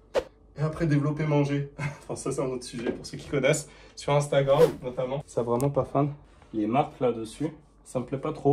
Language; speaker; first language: French; native; French